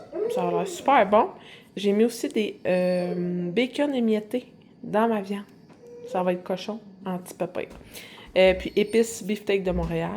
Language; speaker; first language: French; native; French